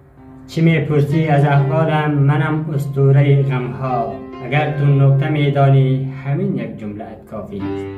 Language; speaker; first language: Persian; native; Persian